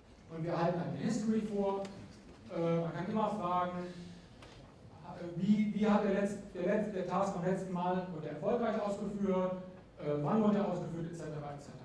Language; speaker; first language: German; native; German